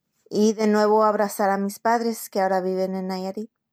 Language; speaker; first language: Spanish; early bilingual, heritage; Spanish